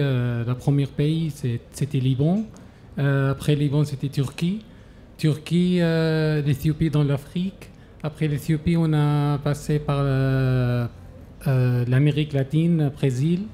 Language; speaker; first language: French; non-native, learner; Arabic